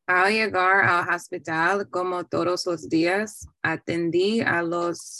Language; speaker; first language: Spanish; non-native, learner; English